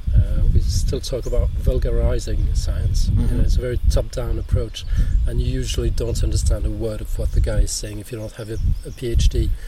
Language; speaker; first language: English; non-native, fluent; French